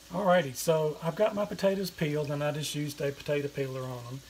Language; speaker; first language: English; native; English